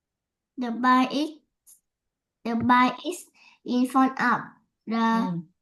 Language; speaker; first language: English; non-native, learner; Vietnamese